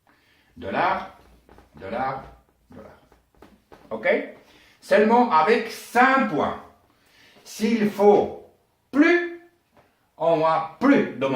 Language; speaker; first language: French; non-native, learner; Spanish